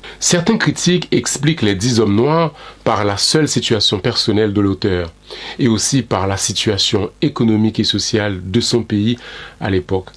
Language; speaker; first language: French; non-native, local second language; Haitian Creole